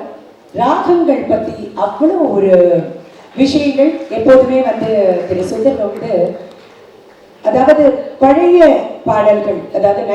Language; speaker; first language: Tamil; native; Tamil